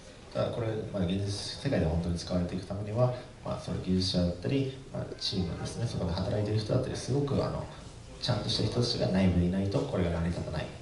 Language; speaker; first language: Japanese; native; Japanese